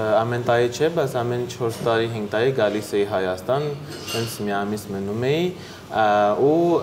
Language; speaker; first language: Armenian; early bilingual, heritage; Armenian